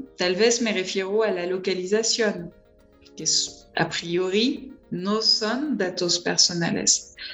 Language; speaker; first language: Spanish; non-native, fluent; French